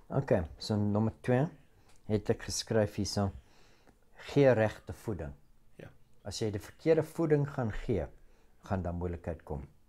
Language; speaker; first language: Afrikaans; non-native, local second language; English